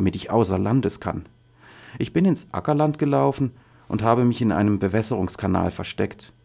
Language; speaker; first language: German; non-native, fluent; Arabic